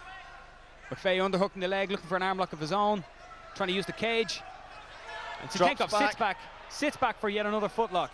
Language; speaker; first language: English; native; English